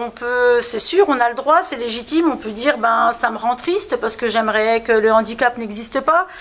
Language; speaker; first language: French; native; French